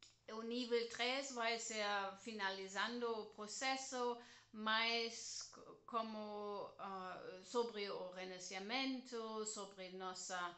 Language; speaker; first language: Portuguese; non-native, learner; German